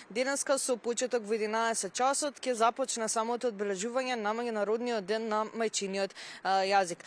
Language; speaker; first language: Macedonian; native; Macedonian